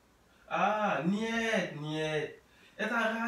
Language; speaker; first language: Russian; non-native, learner; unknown